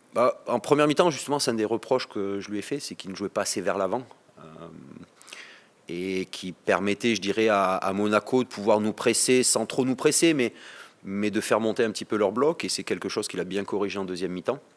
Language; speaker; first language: French; native; French